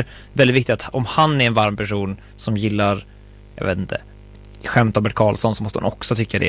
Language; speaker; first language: Swedish; native; Swedish